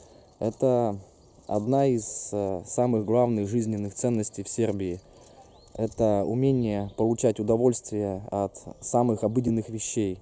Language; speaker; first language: Russian; native; Russian